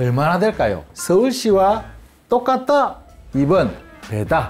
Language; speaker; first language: Korean; native; Korean